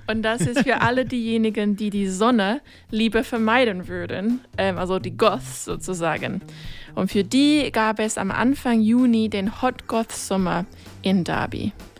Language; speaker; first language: German; non-native, fluent; English